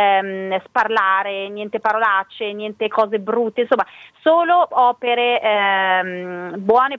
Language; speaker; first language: Italian; native; Italian